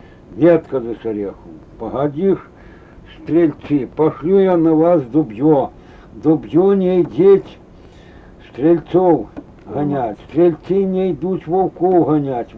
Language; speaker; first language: Russian; native; Russian